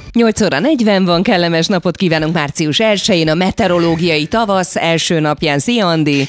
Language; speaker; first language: Hungarian; native; Hungarian